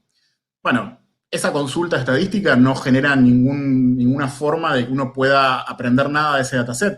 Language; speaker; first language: Spanish; native; Spanish